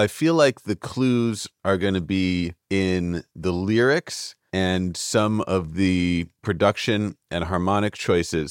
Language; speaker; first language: English; native; English